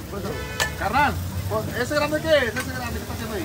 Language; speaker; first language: Spanish; native; Spanish